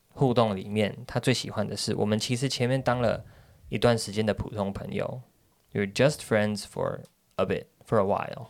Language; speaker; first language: Chinese; native; Chinese